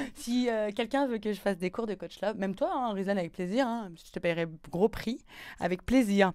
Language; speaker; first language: French; native; French